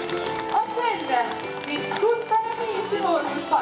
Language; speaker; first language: Swedish; non-native, local second language; Finnish